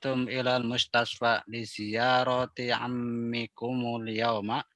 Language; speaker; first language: Arabic; non-native, learner; Indonesian